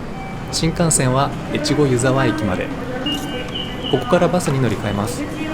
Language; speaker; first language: Japanese; native; Japanese